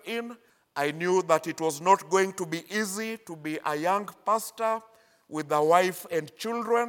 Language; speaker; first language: English; non-native, local second language; Luyia